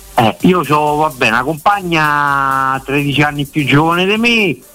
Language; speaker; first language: Italian; native; Italian